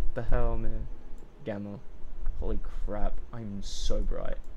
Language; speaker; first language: English; native; English